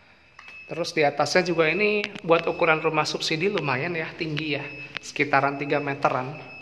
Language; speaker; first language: Indonesian; native; Indonesian